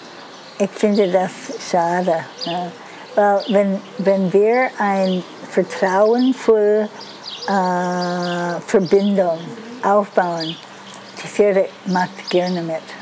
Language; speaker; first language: German; non-native, fluent; English